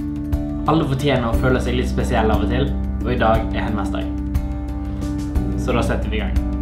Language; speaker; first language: Norwegian; native; Norwegian